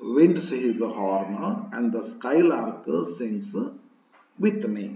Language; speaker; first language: English; non-native, local second language; Kannada